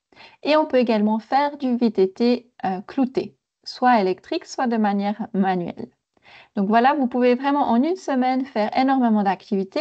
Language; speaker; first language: French; native; French